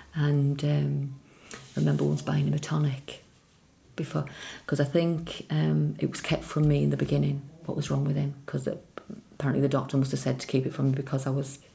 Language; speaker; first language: English; early bilingual, other home language; Irish